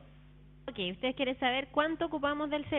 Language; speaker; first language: Spanish; native; Spanish